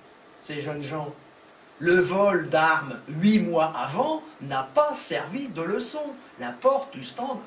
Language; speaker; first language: French; native; French